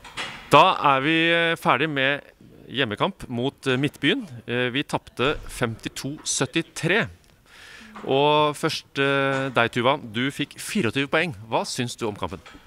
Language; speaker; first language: Norwegian; native; Norwegian